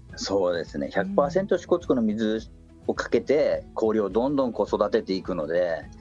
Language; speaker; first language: Japanese; native; Japanese